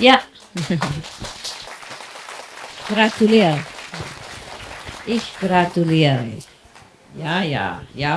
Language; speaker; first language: German; non-native, learner; Vietnamese